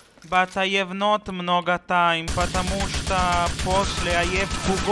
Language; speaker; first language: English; non-native, learner; Italian